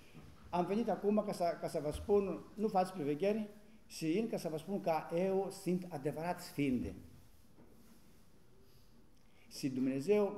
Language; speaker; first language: Romanian; non-native, learner; Greek